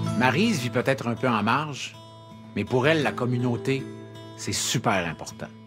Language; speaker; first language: French; native; French